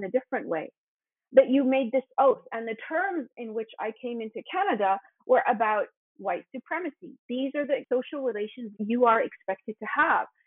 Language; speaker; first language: English; native; English